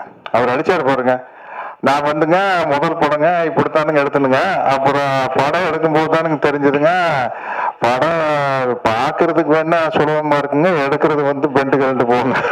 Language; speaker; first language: Tamil; native; Tamil